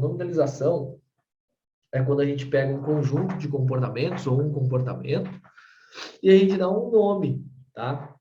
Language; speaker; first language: Portuguese; native; Portuguese